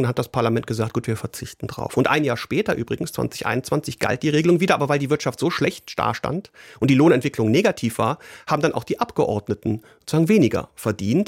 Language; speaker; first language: German; native; German